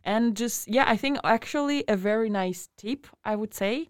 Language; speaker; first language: English; non-native, fluent; Russian